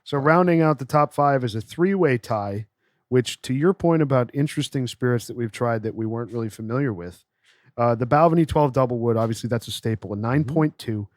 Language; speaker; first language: English; native; English